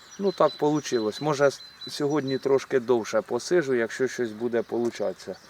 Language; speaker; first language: Ukrainian; native; Ukrainian